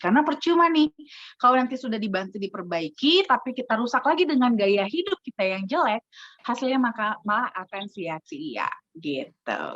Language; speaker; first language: Indonesian; native; Indonesian